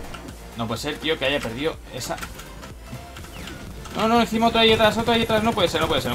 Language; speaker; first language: Spanish; native; Spanish